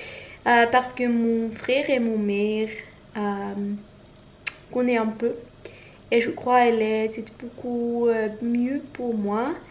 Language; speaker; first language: French; non-native, learner; Norwegian